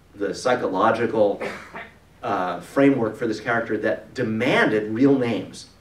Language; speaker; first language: English; native; English